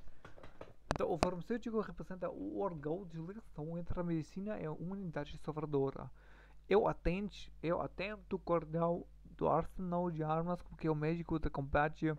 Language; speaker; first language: Portuguese; non-native, learner; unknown